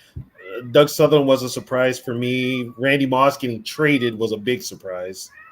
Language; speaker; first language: English; native; English